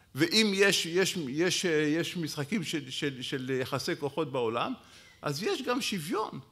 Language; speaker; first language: Hebrew; native; Hebrew